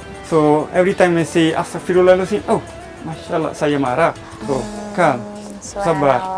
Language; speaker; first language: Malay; non-native, learner; Italian